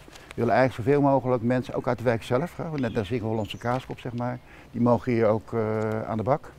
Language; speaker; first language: Dutch; native; Dutch